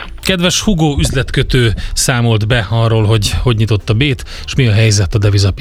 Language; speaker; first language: Hungarian; native; Hungarian